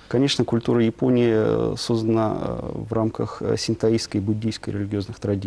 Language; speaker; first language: Russian; native; Russian